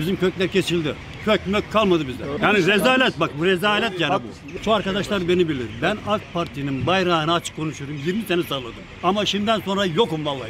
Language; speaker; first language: Turkish; native; Turkish